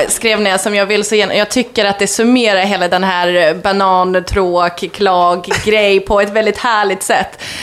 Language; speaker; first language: Swedish; non-native, fluent; English